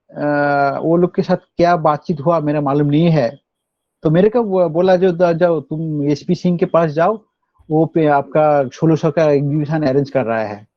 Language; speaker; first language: Hindi; non-native, local second language; Bangla